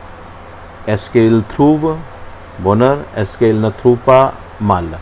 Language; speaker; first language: French; non-native, learner; Hindi